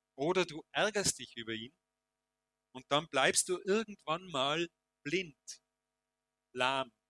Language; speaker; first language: German; native; German